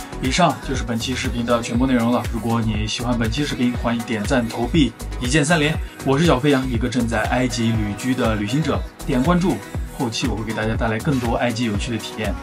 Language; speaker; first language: Chinese; native; Chinese